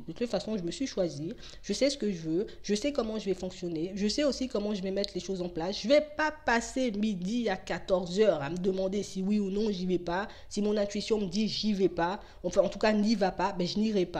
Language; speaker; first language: French; native; French